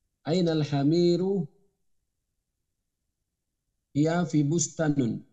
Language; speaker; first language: Arabic; non-native, learner; Indonesian